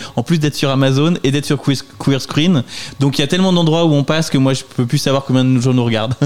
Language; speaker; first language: French; native; French